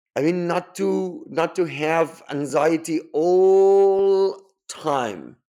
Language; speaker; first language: English; non-native, fluent; Persian